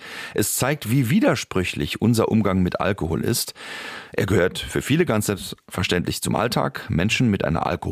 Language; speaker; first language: German; native; German